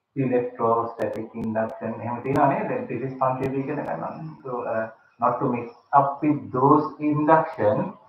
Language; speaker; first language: English; non-native, local second language; Sinhala